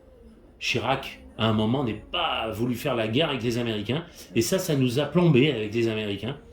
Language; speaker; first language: French; native; French